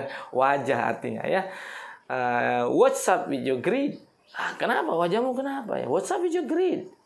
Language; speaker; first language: English; non-native, fluent; Indonesian